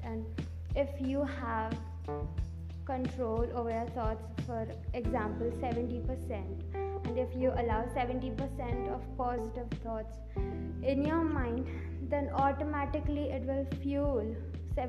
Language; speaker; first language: English; non-native, local second language; Hindi